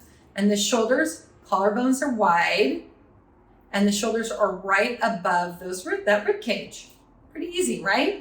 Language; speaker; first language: English; native; English